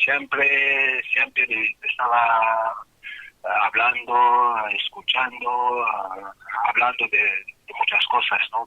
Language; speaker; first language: Spanish; non-native, fluent; French